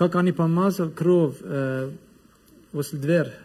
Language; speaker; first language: Russian; non-native, learner; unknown